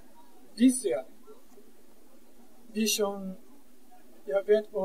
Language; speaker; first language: German; non-native, fluent; Japanese